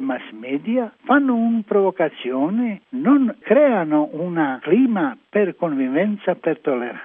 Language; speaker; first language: Italian; non-native, learner; Croatian